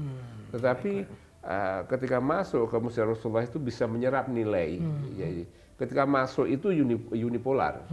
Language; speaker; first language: Indonesian; native; Indonesian